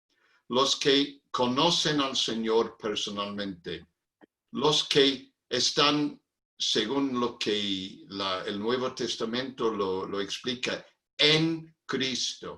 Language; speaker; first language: Spanish; non-native, fluent; English